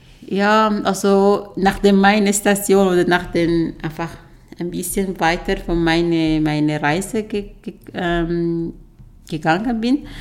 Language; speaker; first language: German; non-native, learner; Arabic